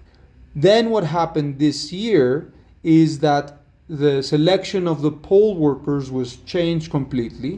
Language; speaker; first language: English; non-native, fluent; Spanish